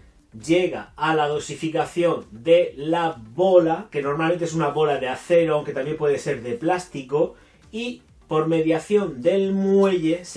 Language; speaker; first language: Spanish; native; Spanish